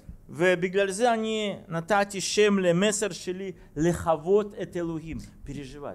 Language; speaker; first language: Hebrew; non-native, fluent; Russian